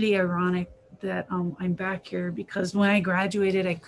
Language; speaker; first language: English; native; English